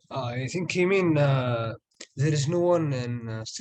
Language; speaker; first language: English; non-native, learner; Arabic